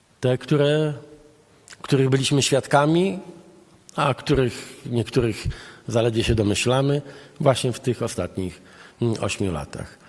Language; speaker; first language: Polish; native; Polish